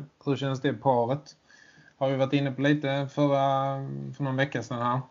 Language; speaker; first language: Swedish; native; Swedish